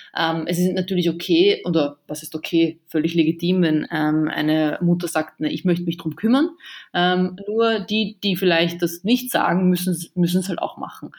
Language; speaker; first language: German; early bilingual, other home language; Bosnian